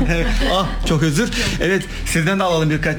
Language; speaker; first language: Turkish; native; Turkish